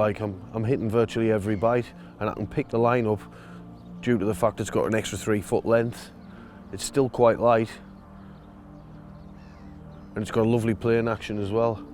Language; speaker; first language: English; native; English